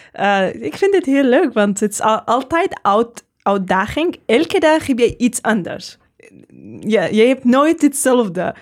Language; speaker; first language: Dutch; non-native, learner; Arabic